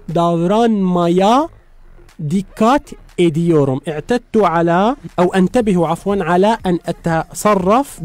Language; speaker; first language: Turkish; non-native, fluent; Arabic